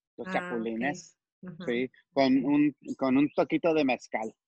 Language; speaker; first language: Spanish; early bilingual, heritage; Spanish